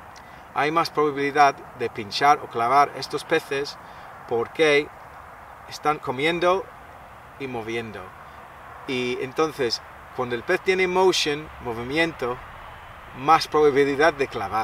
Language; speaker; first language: Spanish; non-native, fluent; English